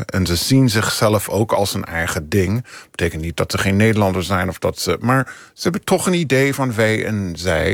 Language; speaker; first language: Dutch; non-native, fluent; English